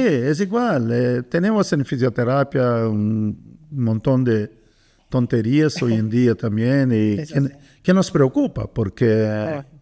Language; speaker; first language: Spanish; non-native, fluent; Portuguese